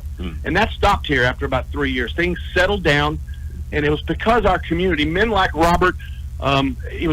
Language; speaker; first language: English; native; English